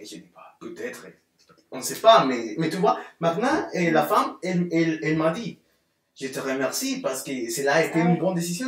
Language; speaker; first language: French; non-native, fluent; Spanish